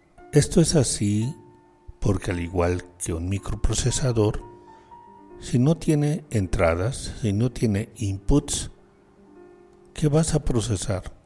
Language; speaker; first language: Spanish; native; Spanish